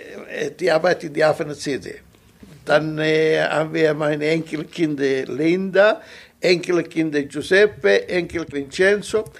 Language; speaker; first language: German; non-native, local second language; Italian